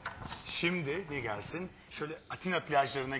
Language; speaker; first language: Turkish; native; Turkish